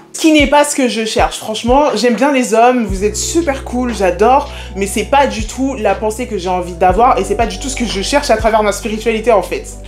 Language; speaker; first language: French; early bilingual, other home language; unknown